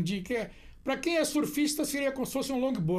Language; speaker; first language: Portuguese; native; Portuguese